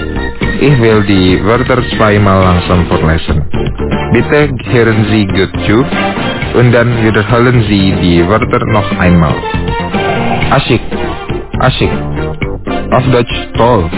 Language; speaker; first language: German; non-native, fluent; Indonesian